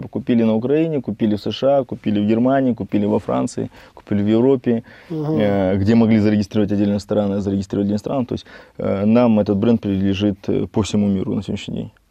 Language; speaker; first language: Russian; native; Russian